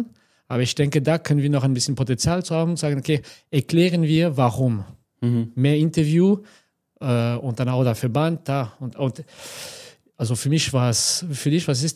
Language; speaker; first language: German; non-native, fluent; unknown